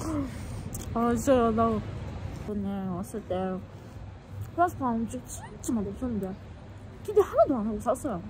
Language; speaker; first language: Korean; native; Korean